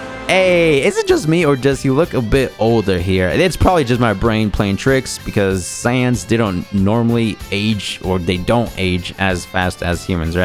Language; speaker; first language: English; native; English